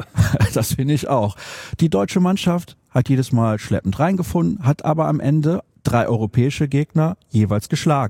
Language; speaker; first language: German; native; German